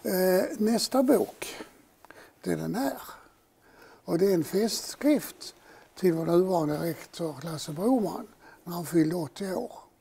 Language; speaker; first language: Swedish; native; Swedish